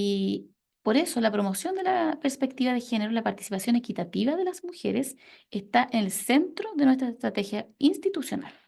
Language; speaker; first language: Spanish; native; Spanish